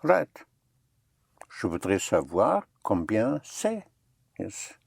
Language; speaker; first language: French; non-native, fluent; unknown